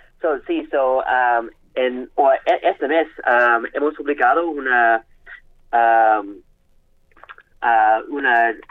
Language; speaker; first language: Spanish; non-native, learner; English